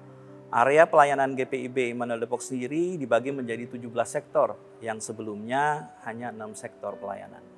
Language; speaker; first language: Indonesian; native; Indonesian